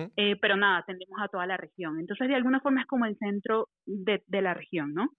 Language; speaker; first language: Spanish; native; Spanish